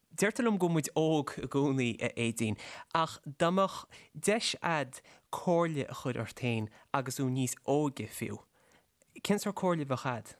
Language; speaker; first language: Irish; native; Irish